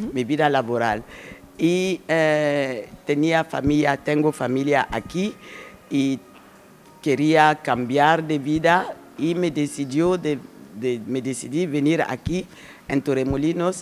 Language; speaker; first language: Spanish; non-native, learner; French